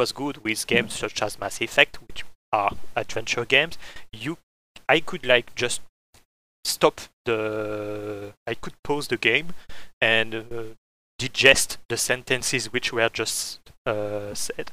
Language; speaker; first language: English; non-native, fluent; French